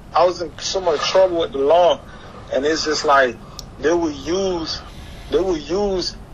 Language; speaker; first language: English; early bilingual, other home language; Haitian Creole